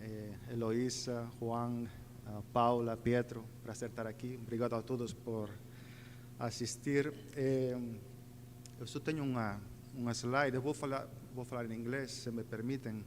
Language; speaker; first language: Portuguese; non-native, fluent; Spanish